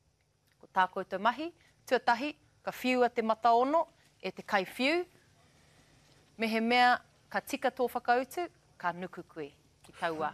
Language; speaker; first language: Māori; non-native, learner; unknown